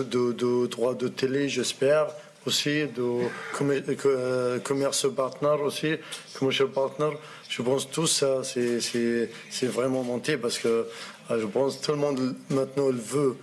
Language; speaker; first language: French; non-native, learner; Arabic